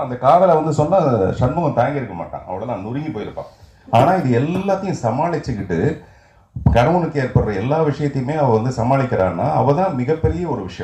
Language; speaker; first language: Tamil; native; Tamil